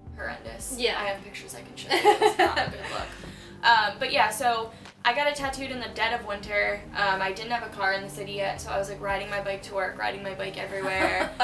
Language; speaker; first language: English; native; English